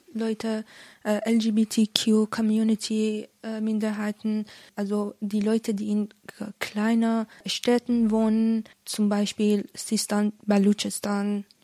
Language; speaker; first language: German; non-native, learner; Persian